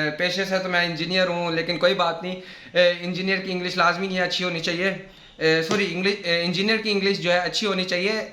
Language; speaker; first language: Urdu; non-native, local second language; Saraiki